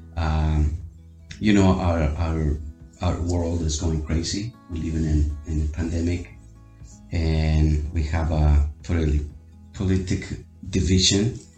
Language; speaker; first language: English; non-native, fluent; Spanish